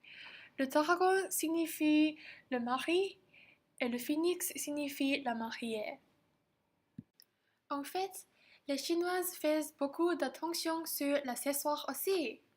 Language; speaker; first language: French; non-native, learner; Chinese